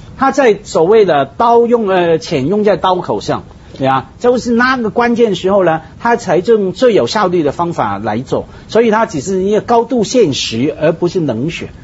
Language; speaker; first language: Chinese; non-native, local second language; Cantonese